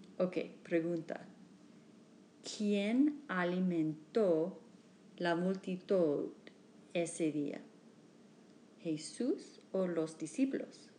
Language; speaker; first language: Spanish; non-native, learner; English